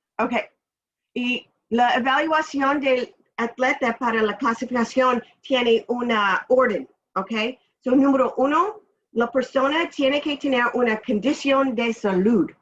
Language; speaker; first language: Spanish; non-native, learner; English